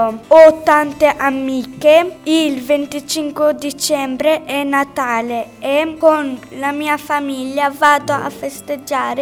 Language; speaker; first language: Italian; early bilingual, other home language; Albanian